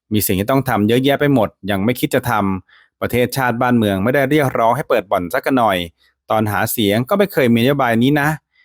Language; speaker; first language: Thai; native; Thai